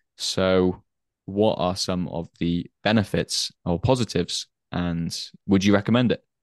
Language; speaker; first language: English; native; English